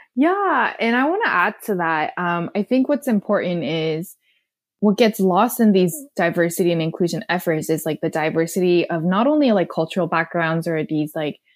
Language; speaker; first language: English; non-native, fluent; Korean